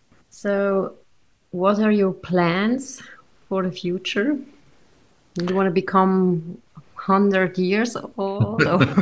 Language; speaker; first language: English; non-native, fluent; German